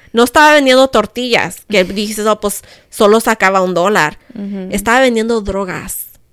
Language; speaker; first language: Spanish; early bilingual, heritage; Spanish